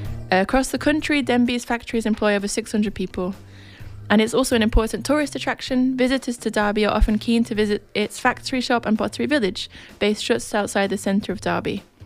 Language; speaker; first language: English; native; English